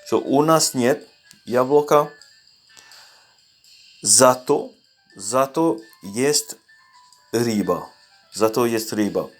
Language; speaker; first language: Russian; non-native, learner; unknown